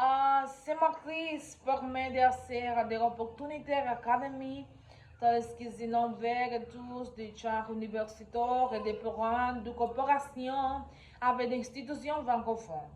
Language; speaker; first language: French; non-native, learner; Spanish